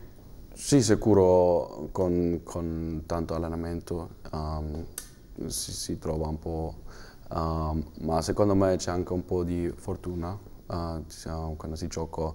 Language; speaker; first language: Italian; non-native, learner; German